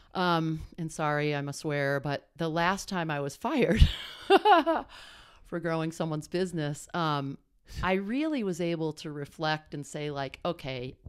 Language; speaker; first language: English; native; English